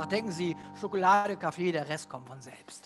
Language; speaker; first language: German; native; German